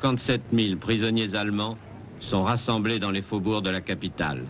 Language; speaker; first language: French; native; French